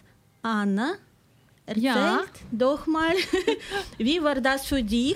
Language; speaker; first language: German; non-native, fluent; Ukrainian